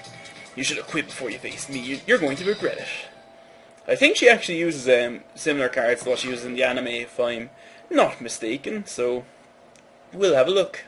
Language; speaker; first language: English; native; English